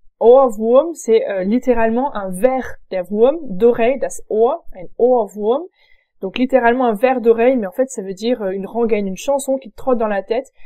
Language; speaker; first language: French; native; French